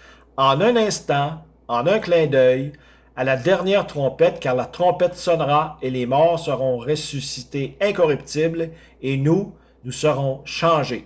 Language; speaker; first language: French; native; French